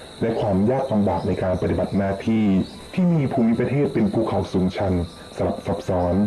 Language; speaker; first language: Thai; native; Thai